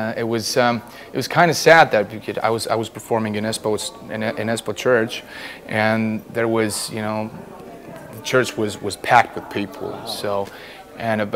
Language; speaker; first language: English; non-native, fluent; Estonian